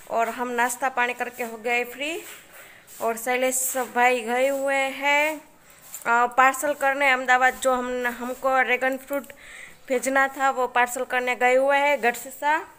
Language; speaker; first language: Hindi; non-native, local second language; Gujarati